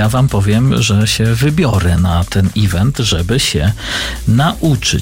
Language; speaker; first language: Polish; native; Polish